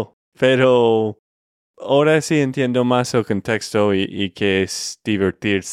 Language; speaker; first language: Spanish; non-native, fluent; English